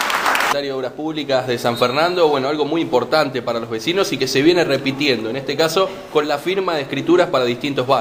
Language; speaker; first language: Spanish; native; Spanish